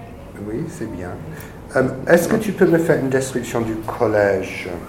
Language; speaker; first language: French; non-native, fluent; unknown